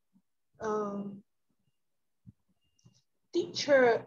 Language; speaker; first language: English; non-native, learner; Portuguese